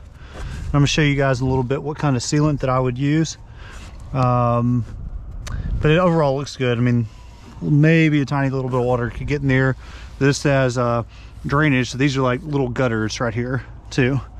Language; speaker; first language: English; native; English